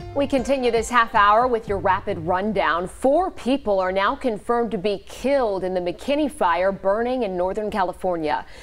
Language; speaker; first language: English; native; English